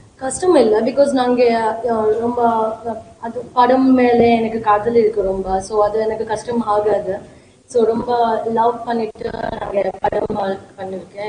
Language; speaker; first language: Tamil; non-native, learner; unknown